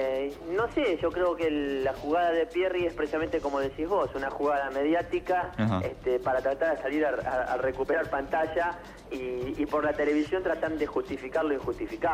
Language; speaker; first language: Spanish; native; Spanish